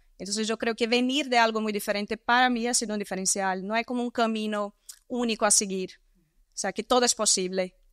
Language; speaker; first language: Spanish; non-native, fluent; Portuguese